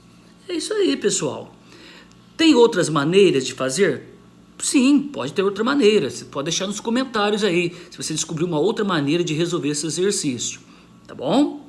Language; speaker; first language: Portuguese; native; Portuguese